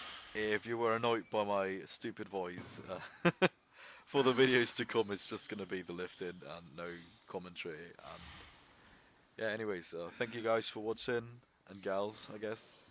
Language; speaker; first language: English; non-native, fluent; German